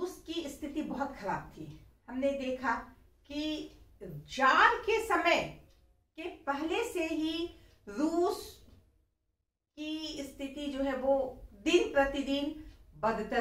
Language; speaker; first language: Hindi; native; Hindi